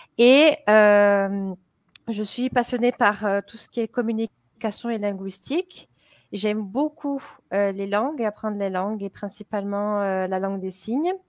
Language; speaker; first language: French; native; French